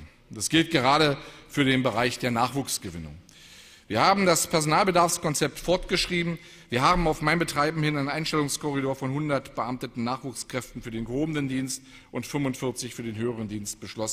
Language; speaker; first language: German; native; German